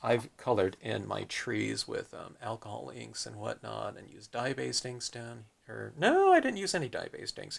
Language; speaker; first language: English; native; English